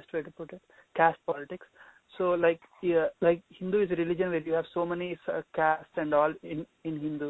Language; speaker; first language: English; non-native, local second language; Telugu